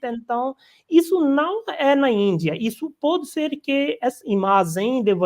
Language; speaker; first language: Portuguese; non-native, learner; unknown